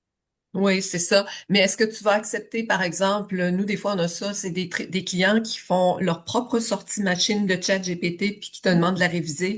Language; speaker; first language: French; native; French